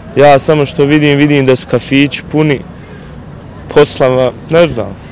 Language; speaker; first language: Bosnian; native; Bosnian